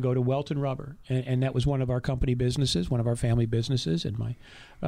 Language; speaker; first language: English; native; English